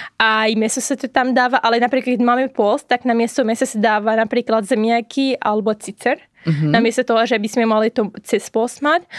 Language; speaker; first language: Slovak; non-native, fluent; Arabic